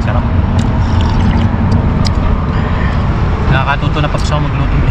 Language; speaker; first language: Filipino; native; Filipino